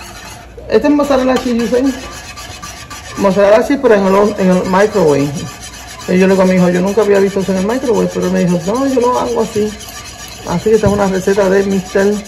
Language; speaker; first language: Spanish; native; Spanish